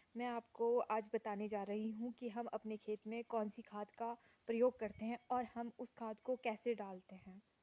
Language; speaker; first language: Hindi; native; Hindi